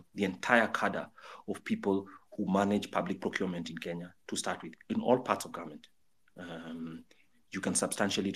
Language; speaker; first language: English; non-native, local second language; Luo (Kenya and Tanzania)